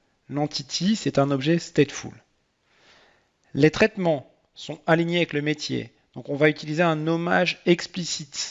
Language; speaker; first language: French; native; French